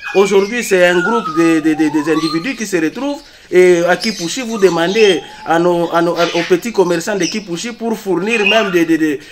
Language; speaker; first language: French; non-native, local second language; Swahili